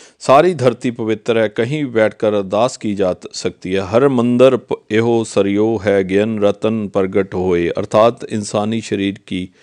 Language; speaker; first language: Hindi; non-native, local second language; Punjabi